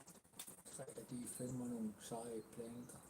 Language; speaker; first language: Danish; non-native, local second language; Kalaallisut